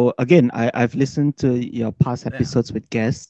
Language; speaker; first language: English; native; English